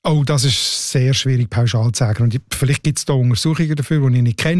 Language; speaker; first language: German; native; German